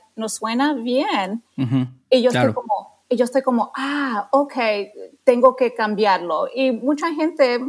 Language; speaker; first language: Spanish; non-native, fluent; English